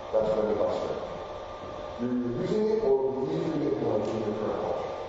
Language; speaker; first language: English; non-native, fluent; Spanish